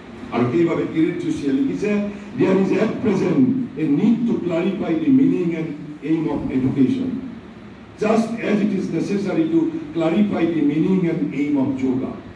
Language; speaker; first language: English; non-native, local second language; Assamese